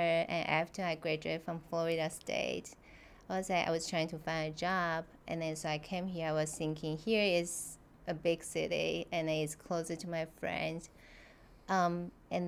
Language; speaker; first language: English; non-native, fluent; Chinese